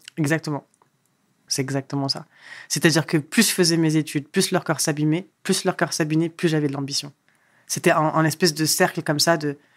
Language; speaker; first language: French; early bilingual, other home language; Arabic